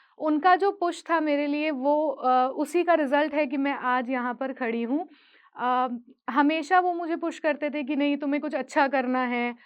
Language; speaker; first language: Hindi; native; Hindi